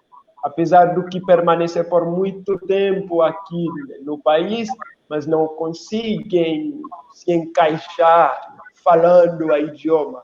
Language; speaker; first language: Portuguese; non-native, local second language; Haitian Creole